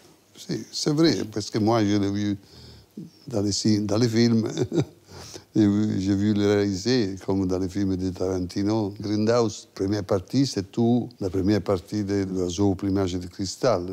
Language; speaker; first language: French; non-native, fluent; Italian